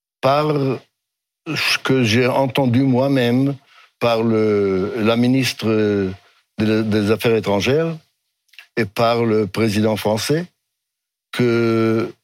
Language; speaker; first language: French; non-native, fluent; Hebrew